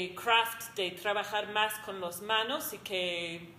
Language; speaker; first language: Spanish; non-native, fluent; English